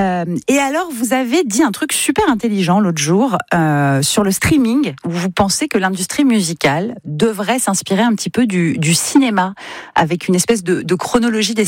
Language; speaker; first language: French; native; French